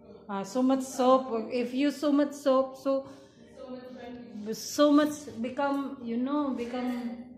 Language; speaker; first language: English; non-native, local second language; Filipino